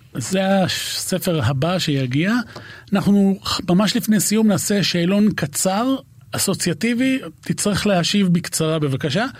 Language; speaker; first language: Hebrew; native; Hebrew